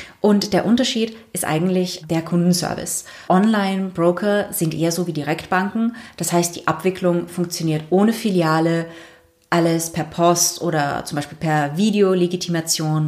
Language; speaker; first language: German; native; German